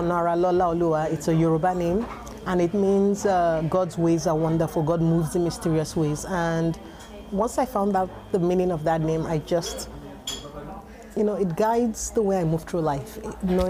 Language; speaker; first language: English; non-native, local second language; Yoruba